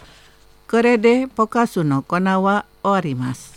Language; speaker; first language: Japanese; non-native, fluent; Indonesian